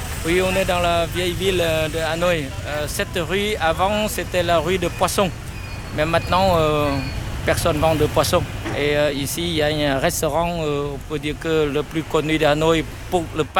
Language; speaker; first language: French; non-native, local second language; Vietnamese